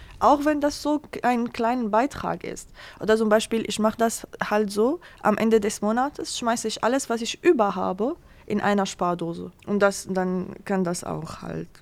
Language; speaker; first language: German; non-native, fluent; Arabic